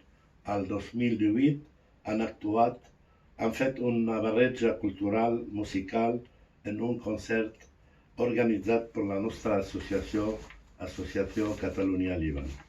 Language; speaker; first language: Catalan; non-native, fluent; Arabic